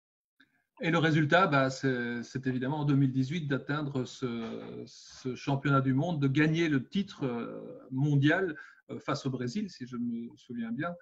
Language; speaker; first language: French; native; French